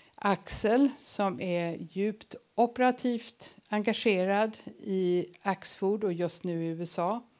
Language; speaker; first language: Swedish; early bilingual, other home language; English